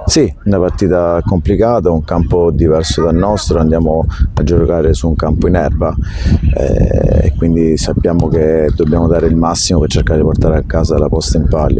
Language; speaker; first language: Italian; native; Italian